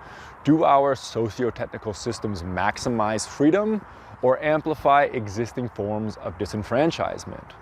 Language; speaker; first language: English; native; English